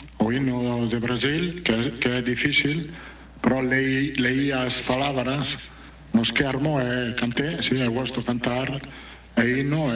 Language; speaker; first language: Portuguese; non-native, fluent; Italian